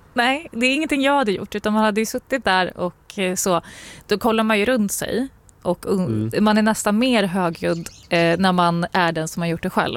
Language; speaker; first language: Swedish; native; Swedish